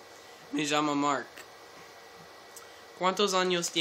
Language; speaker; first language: Spanish; non-native, learner; English